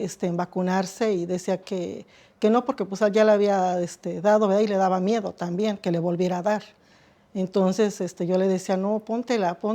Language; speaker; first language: Spanish; native; Spanish